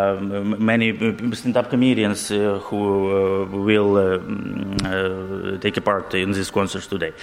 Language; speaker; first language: English; non-native, learner; Ukrainian